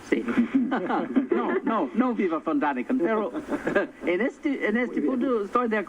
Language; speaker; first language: Spanish; non-native, fluent; English